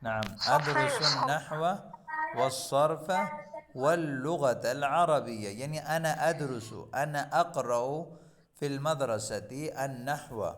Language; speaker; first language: Arabic; non-native, fluent; Urdu